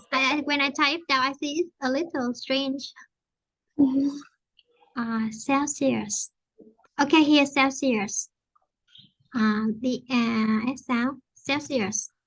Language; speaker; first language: English; non-native, fluent; Vietnamese